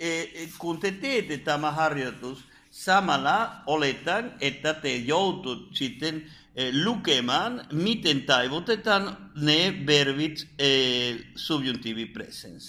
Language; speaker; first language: Finnish; non-native, fluent; Spanish